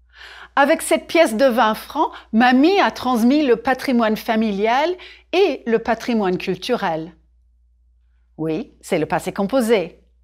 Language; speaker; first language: French; non-native, fluent; English